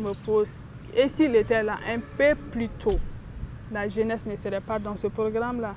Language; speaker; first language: French; non-native, local second language; Bambara